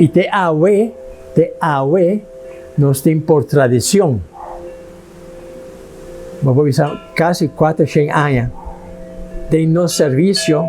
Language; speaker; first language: Portuguese; non-native, learner; Papiamento